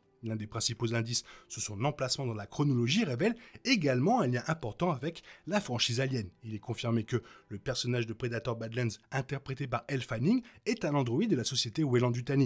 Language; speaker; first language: French; native; French